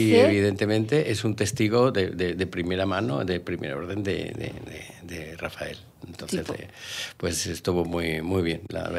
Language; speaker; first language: Spanish; native; Spanish